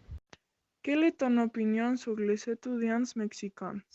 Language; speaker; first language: French; non-native, learner; Spanish